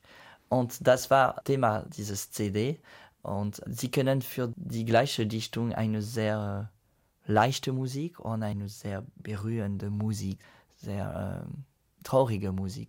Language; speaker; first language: German; non-native, fluent; French